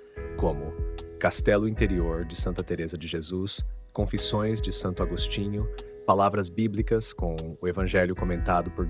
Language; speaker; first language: Portuguese; native; Portuguese